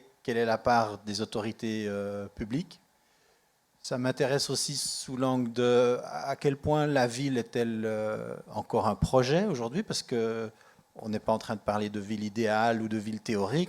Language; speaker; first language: French; native; French